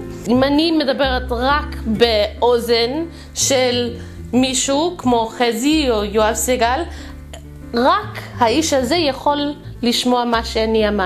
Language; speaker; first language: Hebrew; non-native, fluent; English